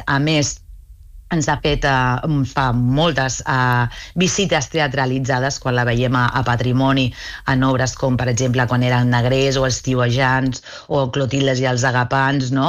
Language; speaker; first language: Catalan; native; Catalan